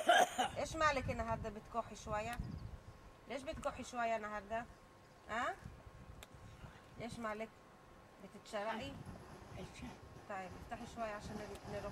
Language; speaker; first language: Arabic; native; Arabic